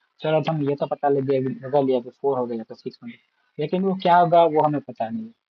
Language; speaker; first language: Hindi; non-native, local second language; Gujarati